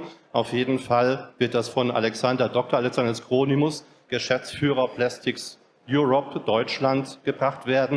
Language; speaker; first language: German; native; German